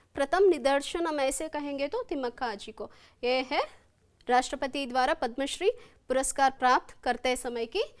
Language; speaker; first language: Hindi; non-native, local second language; Kannada